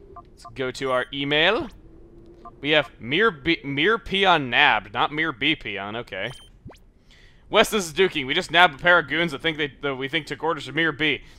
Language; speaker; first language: English; native; English